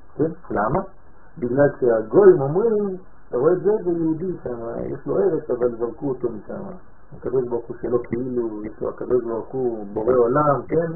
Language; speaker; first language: Hebrew; non-native, fluent; French